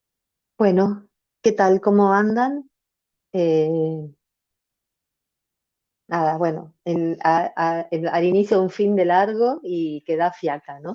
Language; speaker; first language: Spanish; native; Spanish